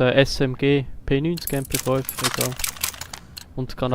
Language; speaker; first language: German; native; German